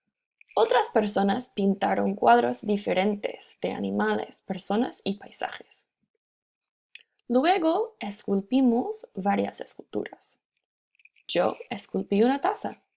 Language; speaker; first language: Spanish; non-native, fluent; English